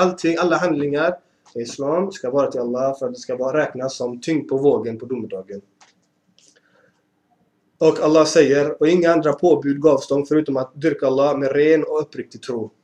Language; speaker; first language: Swedish; early bilingual, other home language; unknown